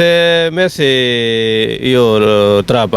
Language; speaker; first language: Italian; non-native, learner; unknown